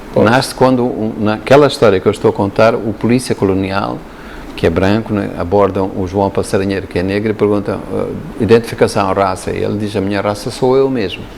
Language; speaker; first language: Portuguese; native; Portuguese